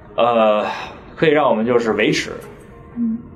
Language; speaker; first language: Chinese; native; Chinese